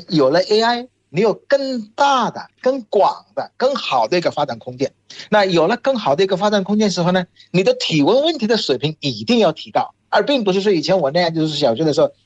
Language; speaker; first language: Chinese; non-native, fluent; Bangla